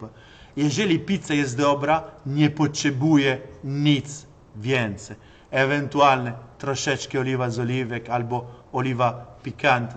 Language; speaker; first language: Polish; non-native, learner; Italian